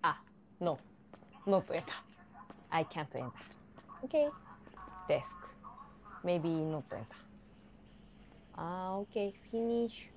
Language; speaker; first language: English; non-native, learner; Japanese